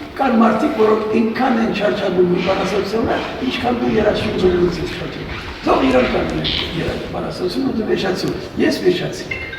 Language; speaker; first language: Armenian; native; Armenian